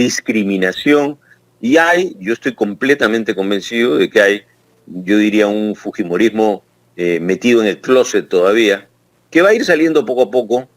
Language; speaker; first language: Spanish; native; Spanish